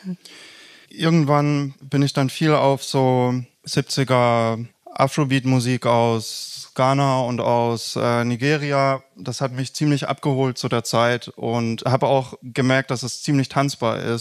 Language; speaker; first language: German; native; German